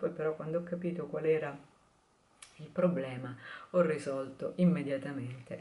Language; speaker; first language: Italian; native; Italian